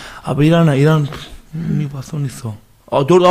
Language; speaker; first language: German; non-native, learner; Persian